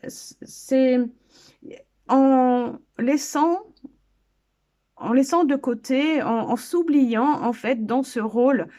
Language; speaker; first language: French; native; French